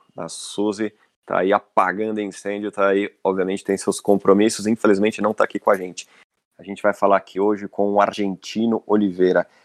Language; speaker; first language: Portuguese; native; Portuguese